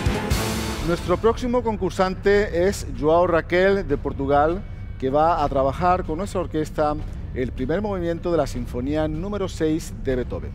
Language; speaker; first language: Spanish; native; Spanish